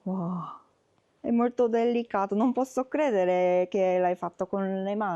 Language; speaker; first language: Italian; non-native, learner; Korean